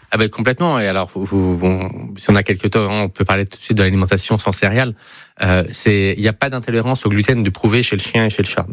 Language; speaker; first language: French; native; French